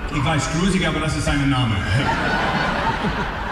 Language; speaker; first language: German; non-native, fluent; English